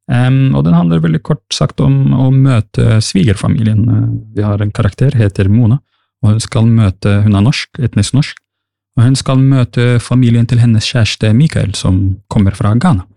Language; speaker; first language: Norwegian; early bilingual, other home language; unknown